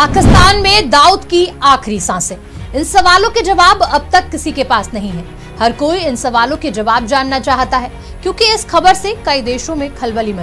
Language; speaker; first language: Hindi; native; Hindi